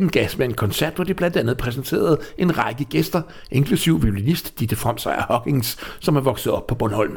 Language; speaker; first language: Danish; native; Danish